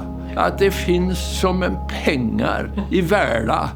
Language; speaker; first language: Swedish; native; Swedish